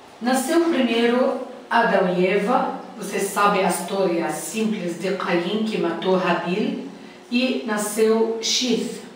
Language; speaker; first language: Portuguese; non-native, learner; Arabic